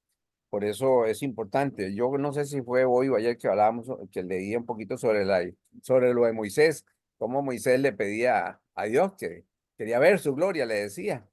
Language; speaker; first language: Spanish; native; Spanish